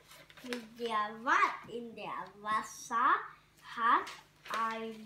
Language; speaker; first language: German; non-native, learner; Hungarian